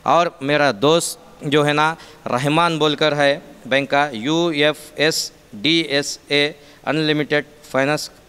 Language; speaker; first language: Hindi; non-native, local second language; Urdu